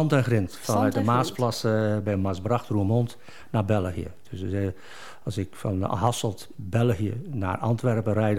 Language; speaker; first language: Dutch; native; Dutch